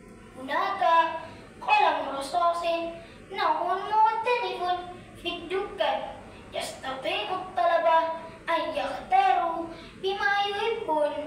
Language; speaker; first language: Arabic; non-native, learner; Malay